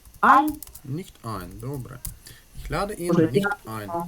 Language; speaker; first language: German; non-native, fluent; Ukrainian